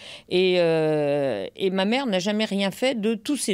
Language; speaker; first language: French; native; French